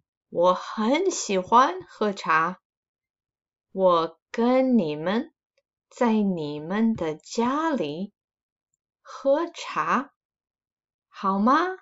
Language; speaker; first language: Chinese; non-native, fluent; English